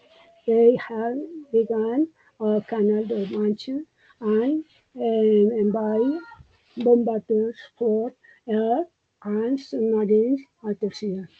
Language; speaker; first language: English; non-native, learner; Spanish